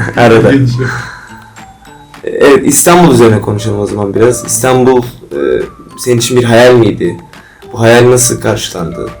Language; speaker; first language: Turkish; native; Turkish